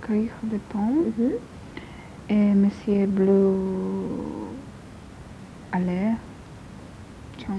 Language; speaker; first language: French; non-native, learner; Polish